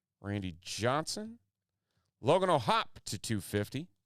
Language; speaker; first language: English; native; English